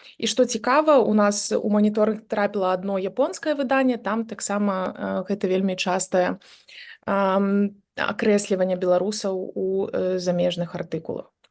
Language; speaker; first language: Belarusian; native; Belarusian